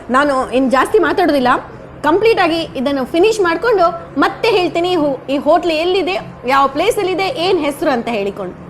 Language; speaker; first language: Kannada; non-native, local second language; Tulu